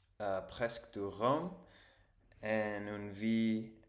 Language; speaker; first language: French; non-native, learner; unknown